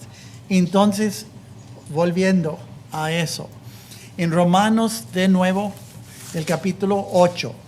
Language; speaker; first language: Spanish; non-native, fluent; English